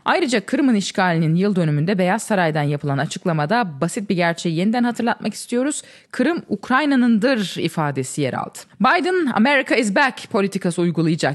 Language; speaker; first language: Turkish; native; Turkish